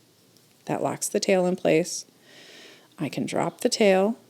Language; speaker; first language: English; native; English